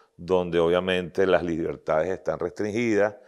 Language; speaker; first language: Spanish; native; Spanish